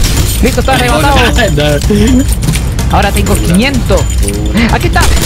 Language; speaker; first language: Spanish; native; Spanish